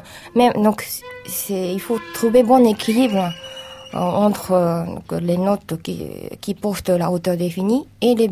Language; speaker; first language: French; non-native, fluent; Japanese